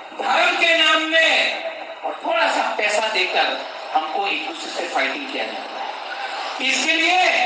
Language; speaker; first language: Hindi; non-native, local second language; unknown